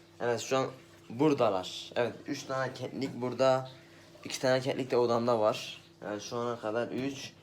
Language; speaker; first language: Turkish; native; Turkish